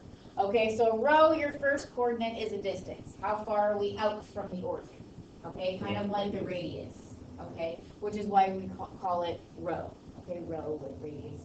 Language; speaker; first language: English; native; English